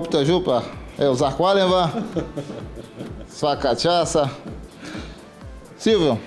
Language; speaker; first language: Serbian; non-native, learner; Portuguese